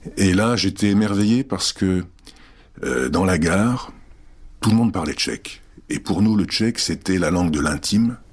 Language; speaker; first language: French; early bilingual, other home language; Czech